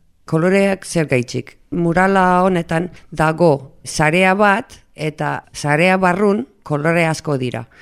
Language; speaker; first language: Basque; non-native, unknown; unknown